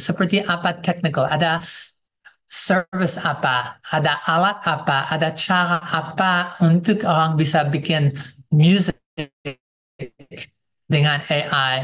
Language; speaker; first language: Indonesian; non-native, fluent; English